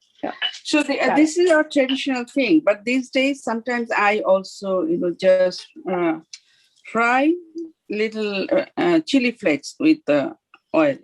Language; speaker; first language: English; non-native, fluent; Bangla